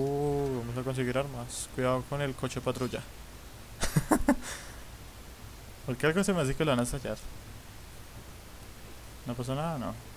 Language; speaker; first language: Spanish; native; Spanish